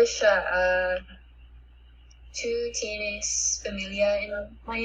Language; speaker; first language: Spanish; non-native, learner; English